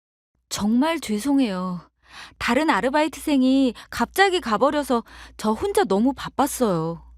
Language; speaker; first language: Korean; non-native, learner; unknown